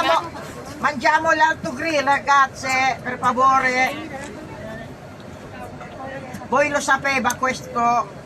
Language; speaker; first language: Italian; non-native, learner; Filipino